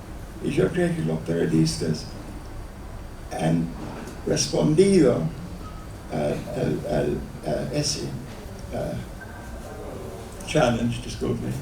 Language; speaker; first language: Spanish; non-native, fluent; English